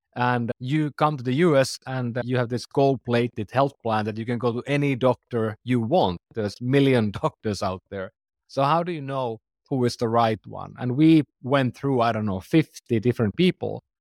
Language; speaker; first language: English; non-native, fluent; Finnish